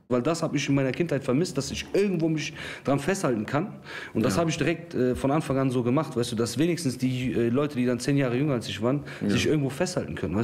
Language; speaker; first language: German; early bilingual, other home language; Kurdish